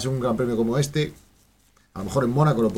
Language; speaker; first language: Spanish; native; Spanish